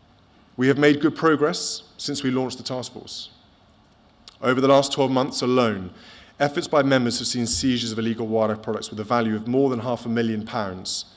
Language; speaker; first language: English; native; English